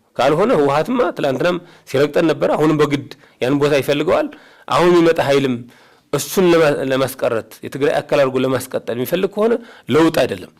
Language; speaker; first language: Amharic; native; Amharic